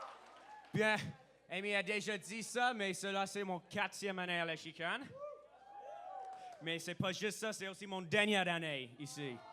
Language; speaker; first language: French; non-native, local second language; English